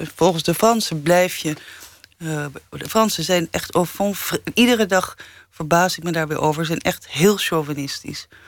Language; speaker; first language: Dutch; early bilingual, other home language; English